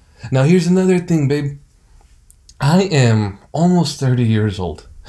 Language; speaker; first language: English; early bilingual, other home language; Spanish